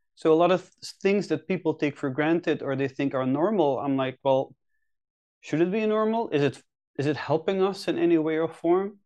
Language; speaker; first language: English; non-native, fluent; Dutch